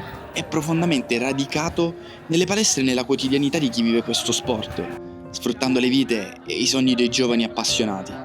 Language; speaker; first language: Italian; native; Italian